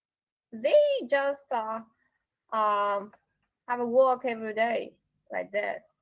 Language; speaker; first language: English; non-native, learner; Yakut